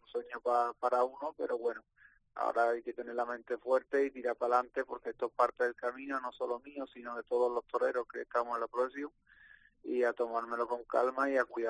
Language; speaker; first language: Spanish; native; Spanish